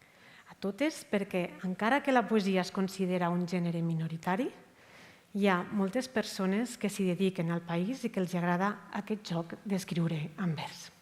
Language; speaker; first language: Catalan; native; Catalan